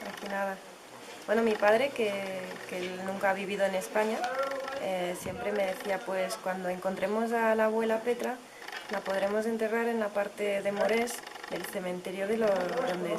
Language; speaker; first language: Spanish; early bilingual, heritage; French